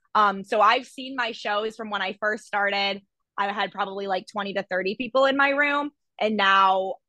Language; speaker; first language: English; native; English